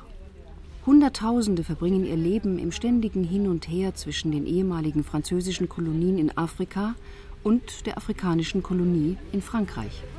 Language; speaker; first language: German; native; German